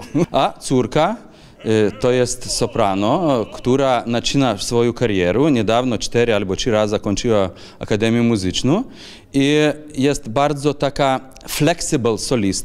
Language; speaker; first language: Polish; non-native, fluent; Lithuanian